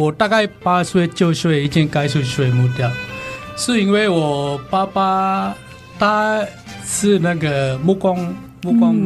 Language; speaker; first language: Chinese; non-native, learner; Balinese